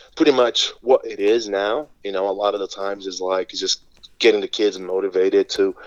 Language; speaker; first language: English; non-native, fluent; Portuguese